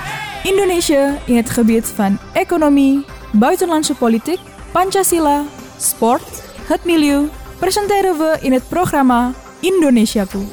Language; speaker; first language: Dutch; non-native, fluent; Indonesian